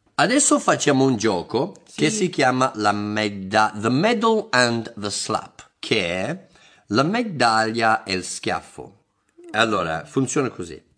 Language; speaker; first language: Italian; non-native, fluent; English